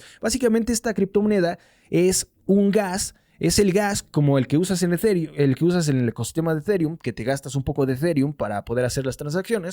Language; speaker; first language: Spanish; native; Spanish